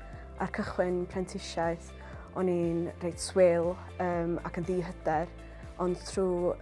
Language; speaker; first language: Welsh; native; Welsh